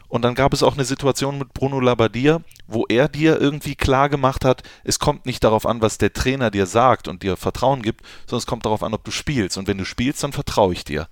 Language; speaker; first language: German; native; German